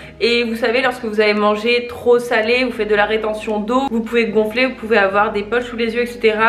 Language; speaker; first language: French; native; French